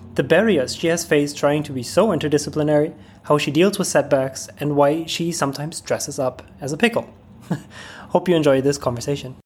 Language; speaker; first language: English; non-native, fluent; German